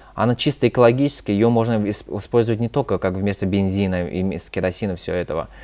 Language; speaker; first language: Russian; early bilingual, other home language; Azerbaijani